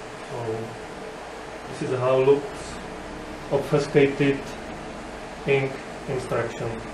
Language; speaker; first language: English; non-native, learner; Czech